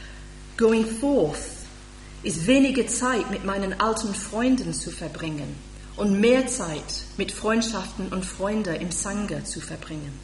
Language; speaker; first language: German; non-native, fluent; English